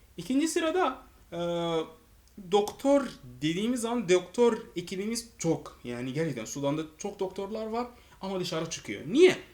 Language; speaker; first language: Turkish; non-native, fluent; Arabic